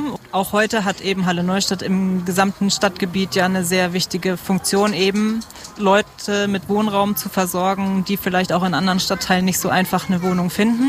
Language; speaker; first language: German; native; German